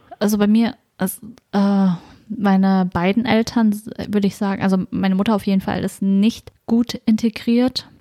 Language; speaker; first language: German; native; German